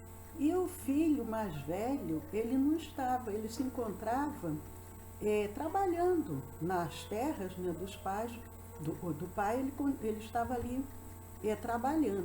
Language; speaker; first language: Portuguese; native; Portuguese